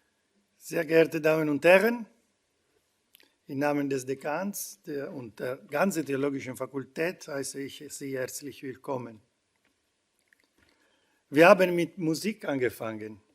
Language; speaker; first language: German; non-native, fluent; Italian